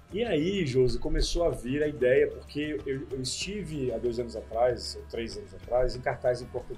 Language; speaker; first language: Portuguese; native; Portuguese